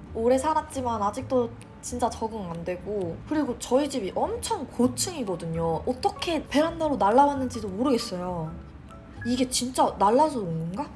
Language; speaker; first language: Korean; native; Korean